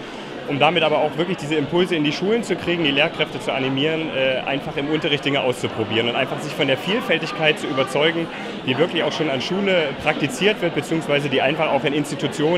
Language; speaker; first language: German; native; German